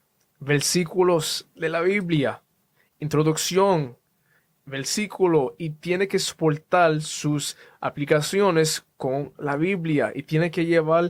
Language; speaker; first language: Spanish; early bilingual, heritage; Spanish